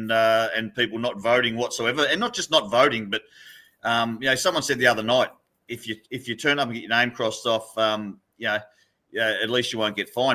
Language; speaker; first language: English; native; English